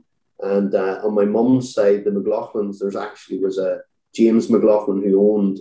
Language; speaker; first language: English; native; English